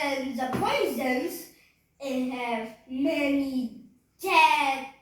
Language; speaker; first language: English; non-native, learner; Vietnamese